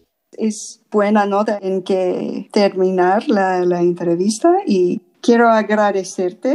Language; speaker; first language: Spanish; non-native, fluent; English